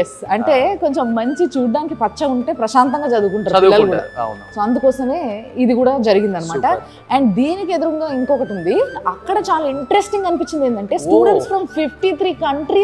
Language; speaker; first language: Telugu; native; Telugu